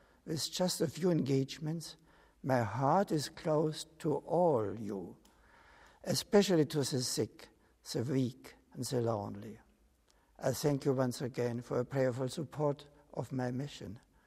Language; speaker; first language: English; non-native, fluent; German